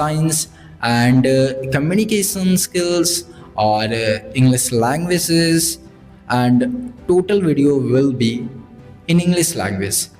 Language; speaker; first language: English; non-native, learner; Bhojpuri